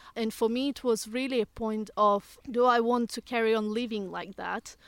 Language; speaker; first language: English; non-native, fluent; Russian